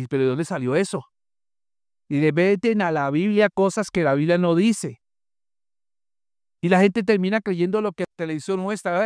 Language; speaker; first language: Spanish; native; Spanish